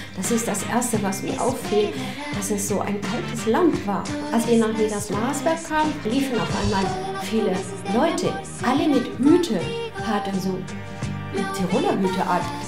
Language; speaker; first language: German; non-native, fluent; Spanish